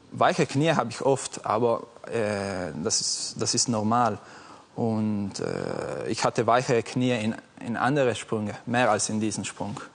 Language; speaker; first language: German; non-native, fluent; Italian